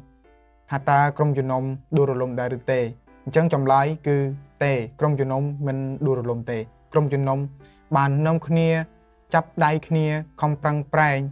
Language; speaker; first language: Khmer; native; Khmer